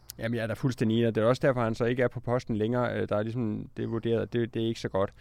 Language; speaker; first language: Danish; native; Danish